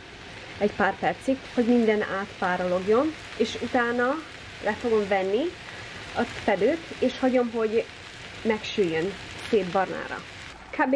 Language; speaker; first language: Hungarian; early bilingual, heritage; Hungarian